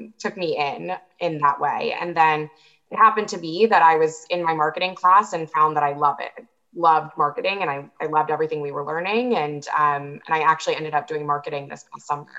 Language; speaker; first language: English; native; English